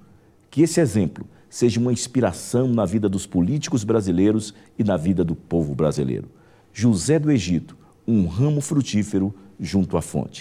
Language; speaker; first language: Portuguese; native; Portuguese